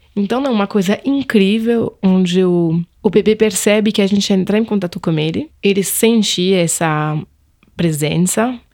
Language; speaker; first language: Portuguese; non-native, fluent; French